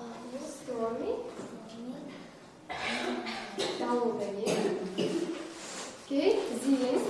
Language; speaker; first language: English; non-native, learner; Kazakh